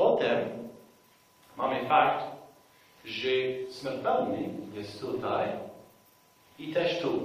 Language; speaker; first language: Polish; non-native, fluent; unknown